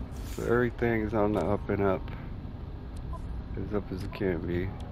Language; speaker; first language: English; native; English